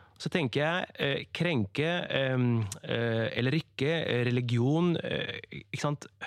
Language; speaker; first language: Norwegian; early bilingual, other home language; Kurdish